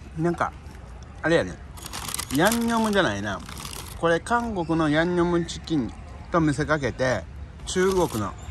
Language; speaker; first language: Japanese; native; Japanese